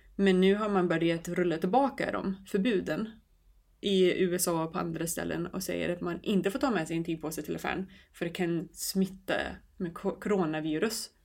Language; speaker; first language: Swedish; non-native, fluent; English